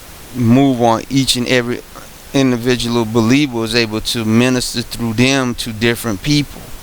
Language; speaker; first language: English; native; English